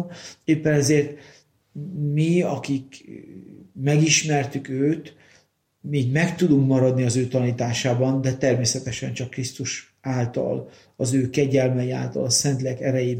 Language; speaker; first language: Hungarian; native; Hungarian